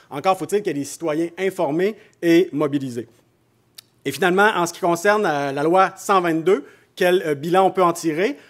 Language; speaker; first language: French; native; French